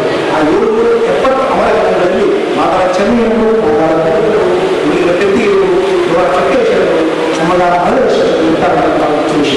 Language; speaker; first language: Kannada; native; Kannada